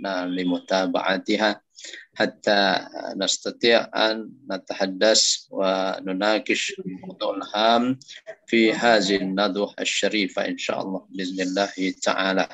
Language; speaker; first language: Arabic; non-native, fluent; Indonesian